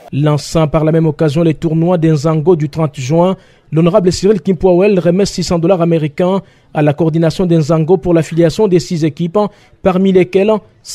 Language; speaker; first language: French; non-native, local second language; Swahili